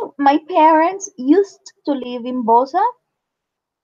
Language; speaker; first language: English; non-native, fluent; Spanish